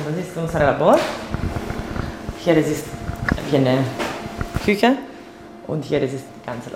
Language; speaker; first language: German; non-native, learner; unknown